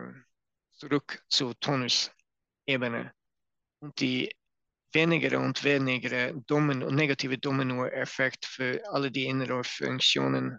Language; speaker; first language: German; non-native, learner; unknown